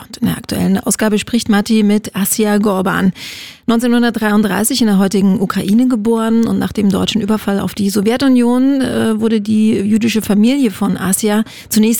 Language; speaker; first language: German; native; German